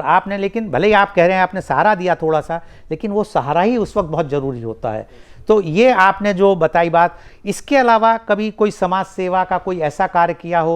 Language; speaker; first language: Hindi; native; Hindi